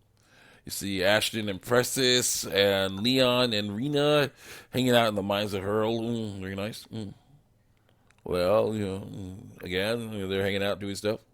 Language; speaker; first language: English; native; English